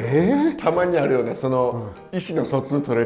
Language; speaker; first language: Japanese; native; Japanese